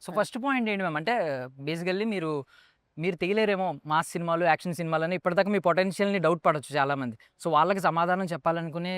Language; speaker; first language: Telugu; native; Telugu